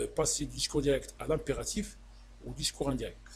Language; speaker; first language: French; non-native, local second language; Arabic